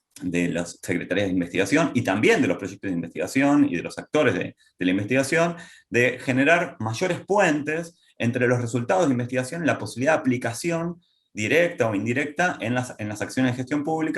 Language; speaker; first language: Spanish; native; Spanish